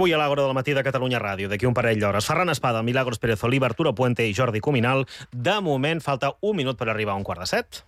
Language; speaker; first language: Catalan; native; Catalan